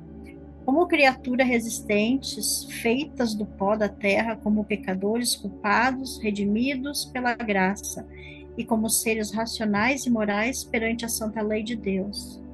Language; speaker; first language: Portuguese; native; Portuguese